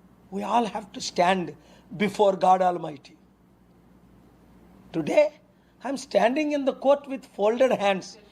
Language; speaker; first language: English; non-native, local second language; Telugu